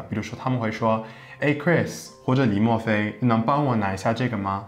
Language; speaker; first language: Chinese; non-native, fluent; English